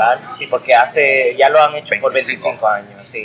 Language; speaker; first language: Spanish; early bilingual, heritage; English